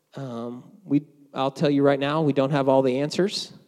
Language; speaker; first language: English; native; English